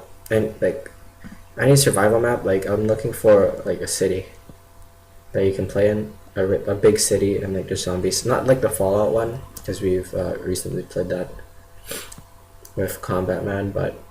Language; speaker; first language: English; native; English